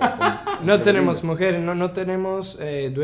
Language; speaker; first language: Spanish; non-native, fluent; Italian